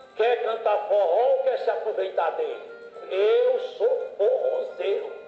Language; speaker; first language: Portuguese; native; Portuguese